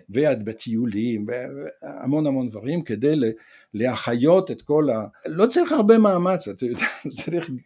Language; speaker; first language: Hebrew; non-native, fluent; French